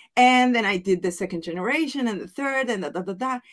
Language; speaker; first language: English; non-native, fluent; Spanish